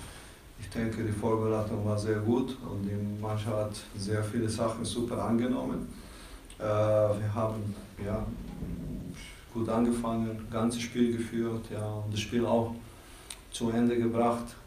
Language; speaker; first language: German; non-native, fluent; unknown